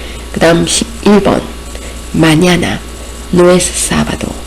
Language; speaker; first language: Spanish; non-native, fluent; Korean